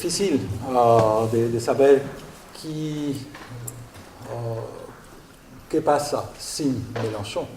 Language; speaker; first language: Spanish; non-native, learner; French